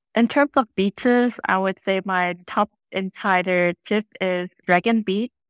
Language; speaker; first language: English; non-native, fluent; German